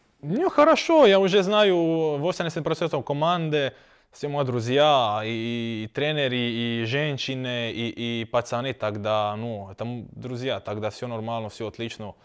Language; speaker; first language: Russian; non-native, learner; Croatian